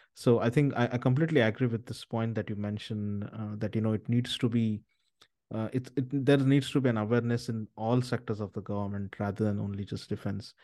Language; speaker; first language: English; non-native, local second language; Marathi